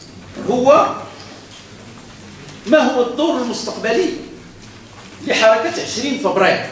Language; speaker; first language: Arabic; native; Arabic